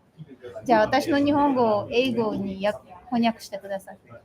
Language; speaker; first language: Japanese; non-native, learner; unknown